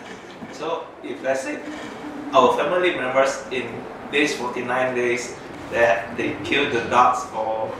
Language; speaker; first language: English; non-native, learner; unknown